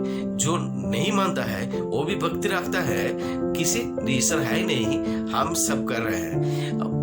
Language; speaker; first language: Hindi; non-native, local second language; Bangla